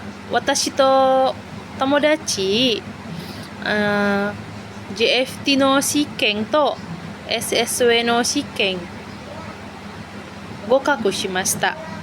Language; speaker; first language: Japanese; non-native, learner; Indonesian